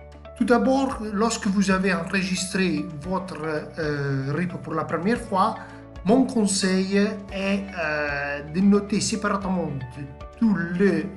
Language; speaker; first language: French; non-native, fluent; Italian